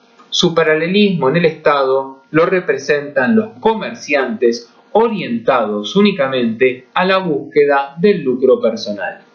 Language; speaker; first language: Spanish; native; Spanish